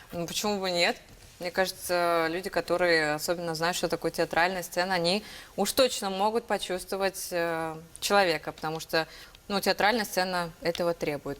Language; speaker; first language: Russian; native; Russian